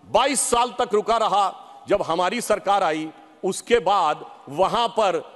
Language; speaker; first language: Hindi; native; Hindi